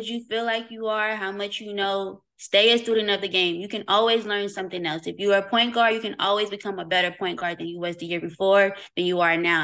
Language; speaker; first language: English; native; English